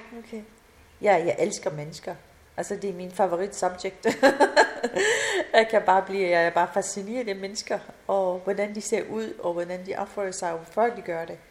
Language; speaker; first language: Danish; non-native, fluent; Persian